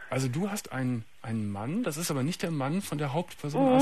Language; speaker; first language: German; native; German